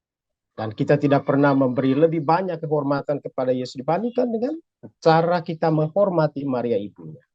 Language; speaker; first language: Indonesian; native; Indonesian